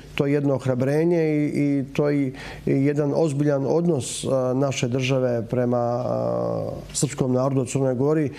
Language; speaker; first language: Serbian; native; Serbian